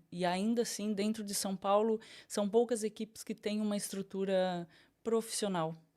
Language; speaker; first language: Portuguese; native; Portuguese